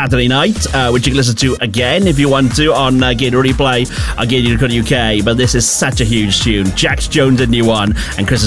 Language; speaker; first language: English; native; English